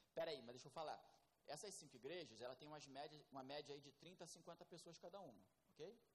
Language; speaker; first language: Portuguese; native; Portuguese